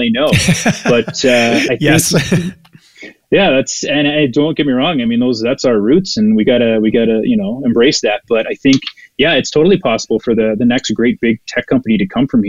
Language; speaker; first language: English; native; English